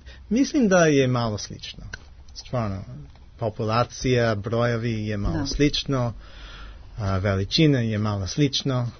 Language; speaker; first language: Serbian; non-native, learner; English